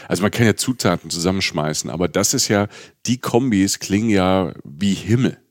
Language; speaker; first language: German; native; German